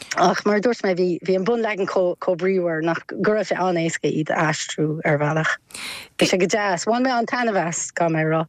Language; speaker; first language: Irish; non-native, local second language; English